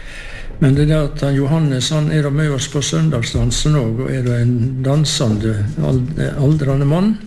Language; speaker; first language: Norwegian; native; Norwegian